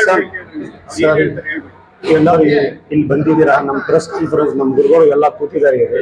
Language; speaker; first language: Kannada; non-native, local second language; Urdu